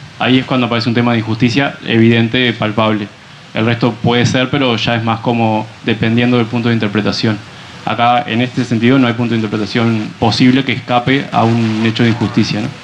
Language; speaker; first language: Spanish; native; Spanish